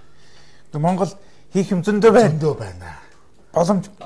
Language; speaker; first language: Mongolian; non-native, fluent; English